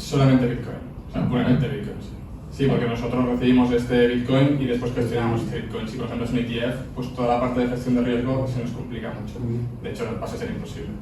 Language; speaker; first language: Spanish; native; Spanish